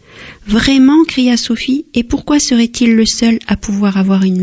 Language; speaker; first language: French; native; French